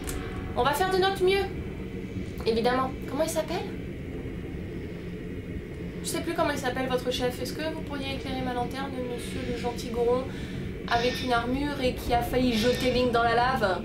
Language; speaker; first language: French; native; French